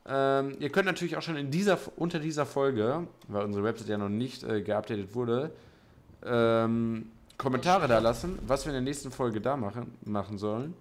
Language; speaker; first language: German; native; German